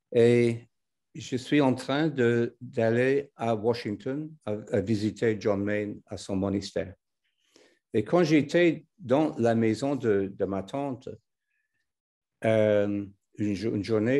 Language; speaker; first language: French; non-native, fluent; English